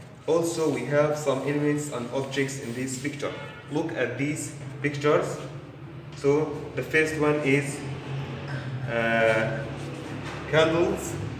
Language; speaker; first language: English; non-native, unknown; Arabic